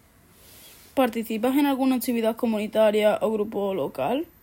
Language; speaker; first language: Spanish; native; Spanish